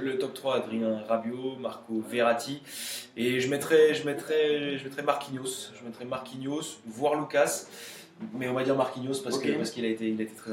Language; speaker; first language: French; native; French